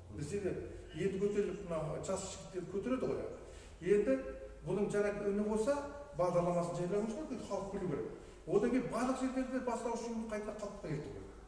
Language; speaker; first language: Kazakh; native; Kazakh